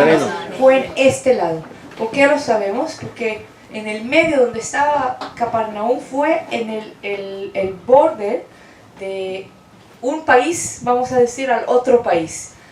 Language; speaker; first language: Spanish; non-native, fluent; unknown